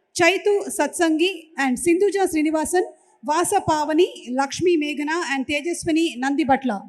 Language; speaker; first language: Telugu; native; Telugu